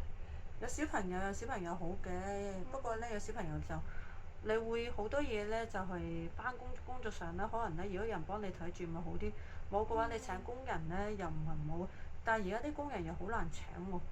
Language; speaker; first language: Cantonese; native; Cantonese